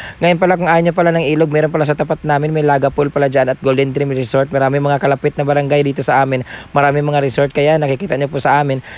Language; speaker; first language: Filipino; non-native, local second language; Cebuano